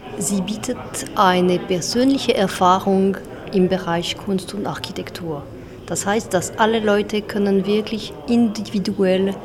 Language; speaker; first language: German; non-native, local second language; French